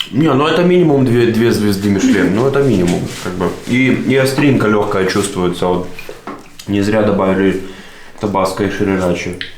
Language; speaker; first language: Russian; native; Russian